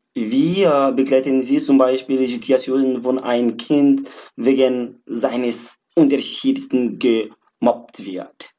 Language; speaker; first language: German; non-native, learner; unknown